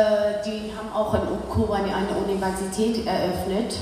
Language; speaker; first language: German; early bilingual, other home language; Kurdish